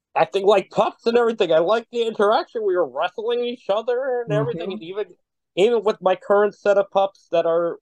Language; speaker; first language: English; native; English